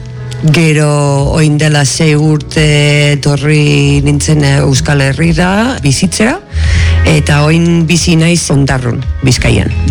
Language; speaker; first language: Basque; non-native, learner; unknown